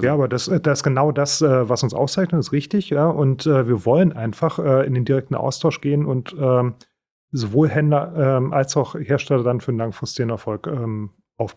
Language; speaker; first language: German; native; German